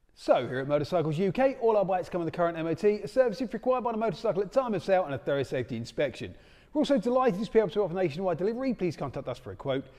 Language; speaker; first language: English; native; English